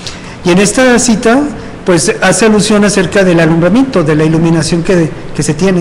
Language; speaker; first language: Spanish; native; Spanish